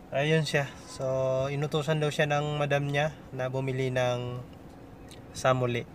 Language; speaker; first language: Filipino; non-native, local second language; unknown